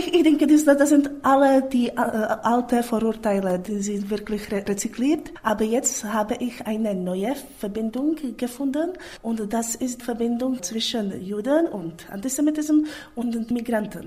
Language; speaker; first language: German; non-native, fluent; Czech